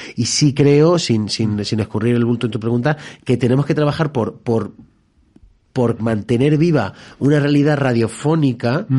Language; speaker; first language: Spanish; native; Spanish